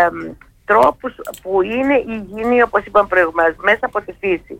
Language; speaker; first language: Greek; native; Greek